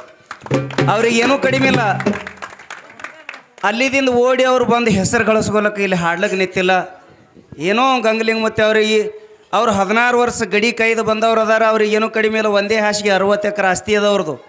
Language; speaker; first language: Kannada; native; Kannada